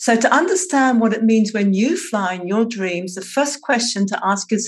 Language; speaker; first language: English; native; English